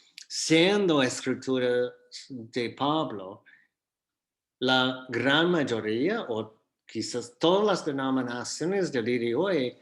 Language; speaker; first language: Spanish; non-native, fluent; English